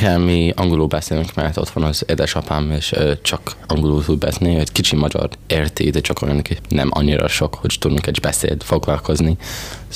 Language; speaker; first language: Hungarian; early bilingual, heritage; English